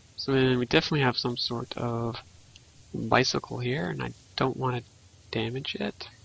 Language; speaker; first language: English; native; English